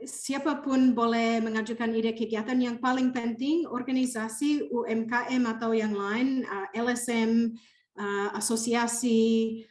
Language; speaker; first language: Indonesian; non-native, fluent; English